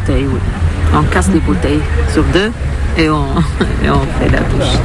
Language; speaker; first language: French; non-native, learner; Arabic